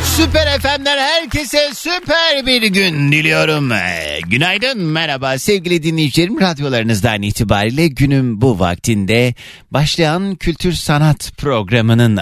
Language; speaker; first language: Turkish; native; Turkish